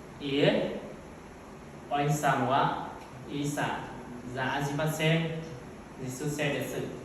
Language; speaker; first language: Japanese; non-native, learner; Vietnamese